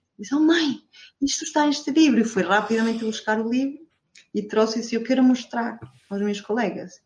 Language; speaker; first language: Portuguese; non-native, fluent; Spanish